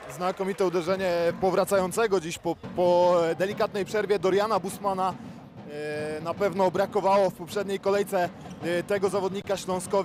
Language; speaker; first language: Polish; native; Polish